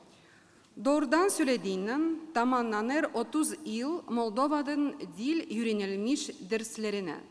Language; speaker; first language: Turkish; non-native, learner; Gagauz